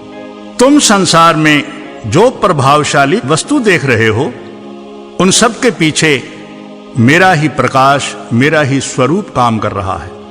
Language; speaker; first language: Hindi; native; Hindi